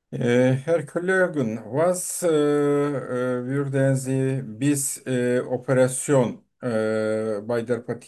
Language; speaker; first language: German; non-native, learner; Turkish